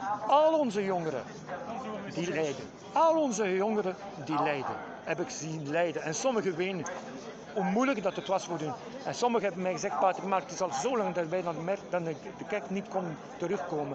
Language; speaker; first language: Dutch; non-native, local second language; French